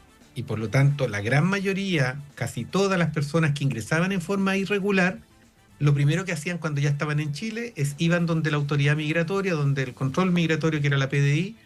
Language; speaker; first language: Spanish; native; Spanish